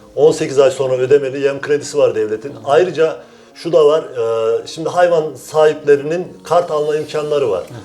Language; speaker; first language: Turkish; native; Turkish